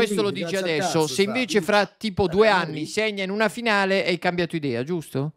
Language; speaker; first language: Italian; native; Italian